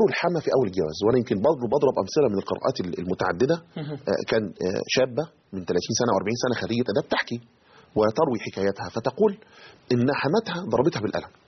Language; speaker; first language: Arabic; native; Arabic